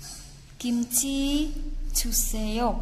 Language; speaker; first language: Korean; non-native, fluent; Vietnamese